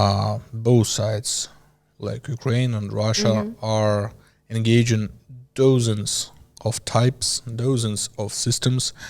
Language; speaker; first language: English; non-native, learner; Ukrainian